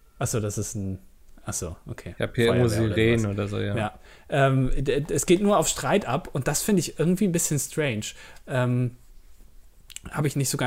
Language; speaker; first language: German; native; German